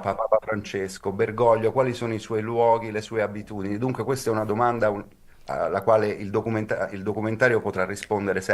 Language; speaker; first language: Italian; native; Italian